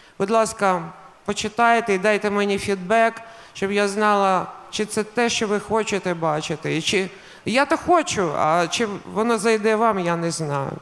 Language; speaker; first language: Ukrainian; non-native, local second language; Russian